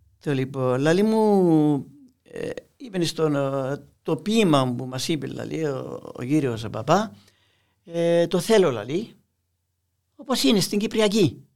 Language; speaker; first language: Greek; native; Greek